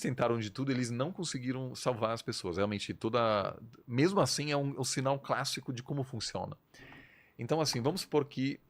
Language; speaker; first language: Portuguese; non-native, fluent; German